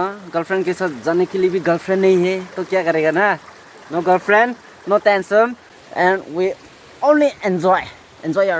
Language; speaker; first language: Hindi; non-native, local second language; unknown